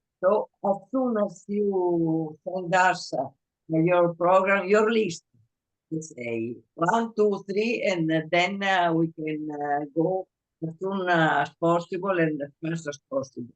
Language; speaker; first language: English; non-native, fluent; Italian